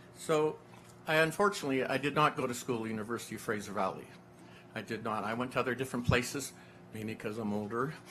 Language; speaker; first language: English; native; English